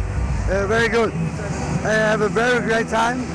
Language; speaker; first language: English; non-native, learner; German